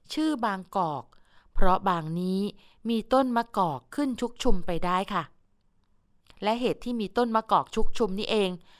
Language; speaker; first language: Thai; native; Thai